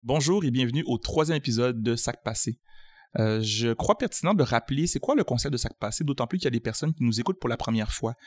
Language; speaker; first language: French; native; French